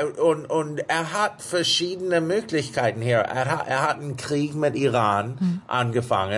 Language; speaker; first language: German; non-native, fluent; English